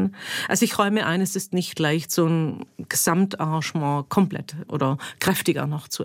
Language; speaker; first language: German; native; German